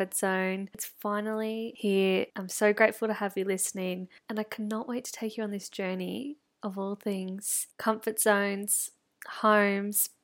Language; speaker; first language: English; native; English